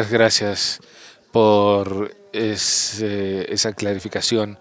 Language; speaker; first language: Spanish; non-native, fluent; English